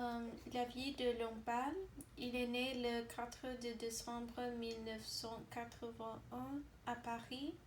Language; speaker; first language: French; non-native, learner; English